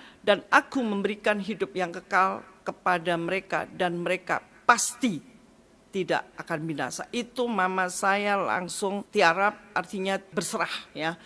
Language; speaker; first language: Indonesian; native; Indonesian